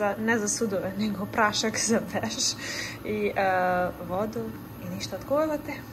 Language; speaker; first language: Serbian; early bilingual, heritage; Serbian